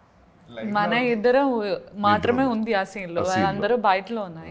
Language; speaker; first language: Telugu; non-native, learner; Malayalam